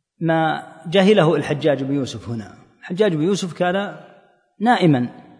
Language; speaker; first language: Arabic; native; Arabic